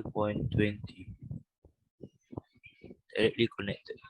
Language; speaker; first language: English; non-native, local second language; Malay